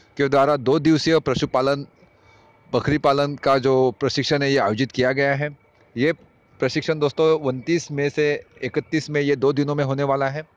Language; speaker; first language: Hindi; non-native, local second language; Marathi